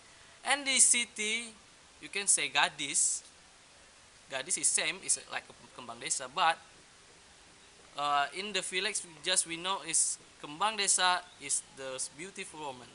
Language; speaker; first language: English; non-native, learner; Indonesian